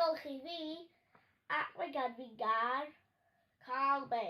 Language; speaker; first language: Welsh; non-native, local second language; English